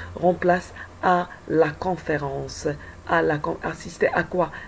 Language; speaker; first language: French; non-native, local second language; Arabic